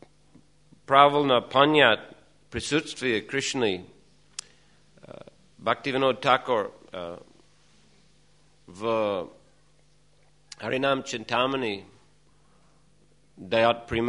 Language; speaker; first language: Russian; non-native, fluent; English